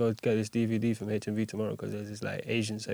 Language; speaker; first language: English; native; English